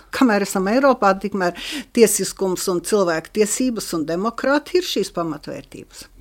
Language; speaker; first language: Latvian; native; Latvian